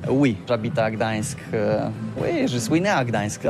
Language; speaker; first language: French; non-native, learner; Polish